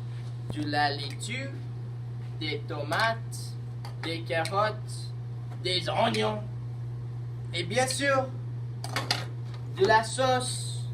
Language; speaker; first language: French; non-native, learner; English